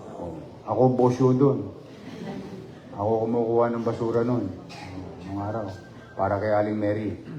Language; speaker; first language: Filipino; native; Filipino